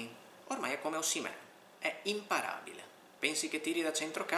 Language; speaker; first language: Italian; native; Italian